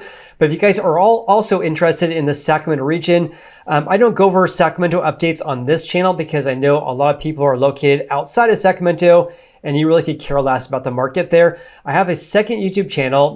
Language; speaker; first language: English; native; English